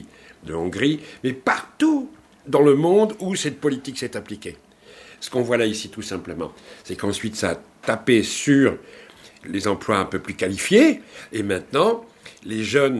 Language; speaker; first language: French; native; French